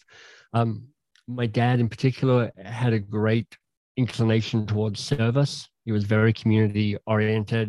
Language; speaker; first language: English; native; English